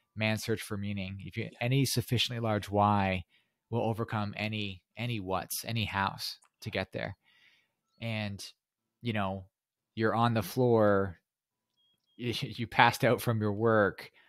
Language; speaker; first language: English; native; English